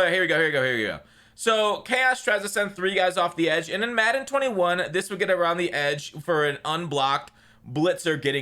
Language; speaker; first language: English; native; English